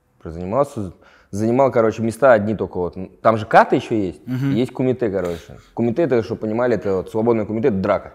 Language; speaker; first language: Russian; native; Russian